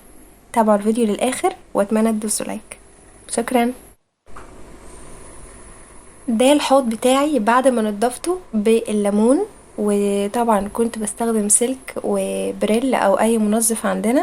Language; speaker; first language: Arabic; native; Arabic